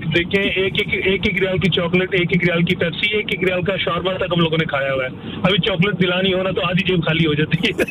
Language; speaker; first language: Hindi; early bilingual, heritage; Urdu